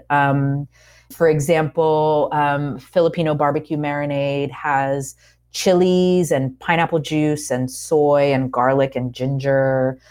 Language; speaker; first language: English; native; English